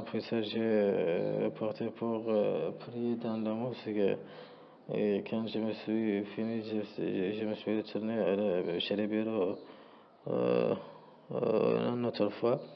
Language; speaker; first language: French; non-native, learner; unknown